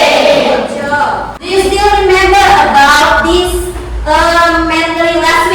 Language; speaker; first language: English; non-native, learner; Indonesian